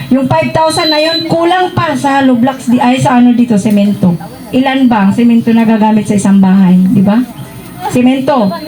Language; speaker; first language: Filipino; non-native, local second language; Iloko